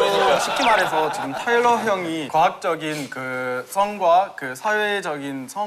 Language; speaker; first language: Korean; non-native, fluent; Arabic